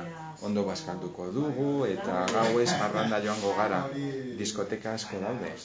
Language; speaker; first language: Basque; non-native, learner; Spanish